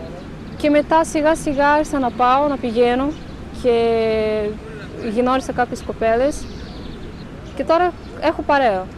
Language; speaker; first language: Greek; non-native, learner; Portuguese